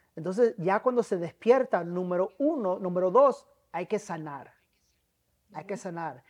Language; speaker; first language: Spanish; early bilingual, heritage; Spanish